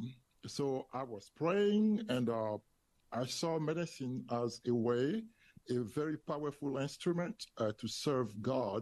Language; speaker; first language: English; non-native, fluent; French